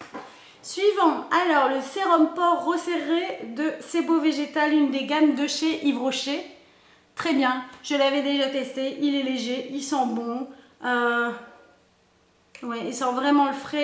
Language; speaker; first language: French; native; French